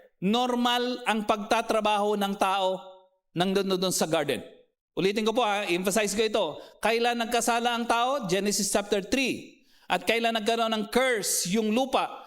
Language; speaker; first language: Filipino; non-native, local second language; Cebuano